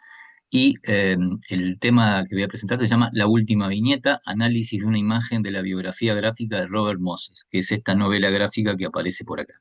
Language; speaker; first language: Spanish; native; Spanish